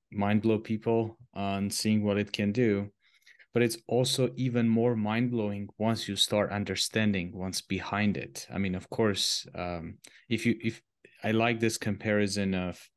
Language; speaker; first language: English; non-native, fluent; Armenian